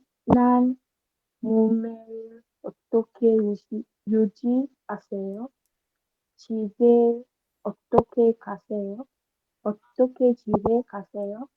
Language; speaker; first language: Korean; non-native, learner; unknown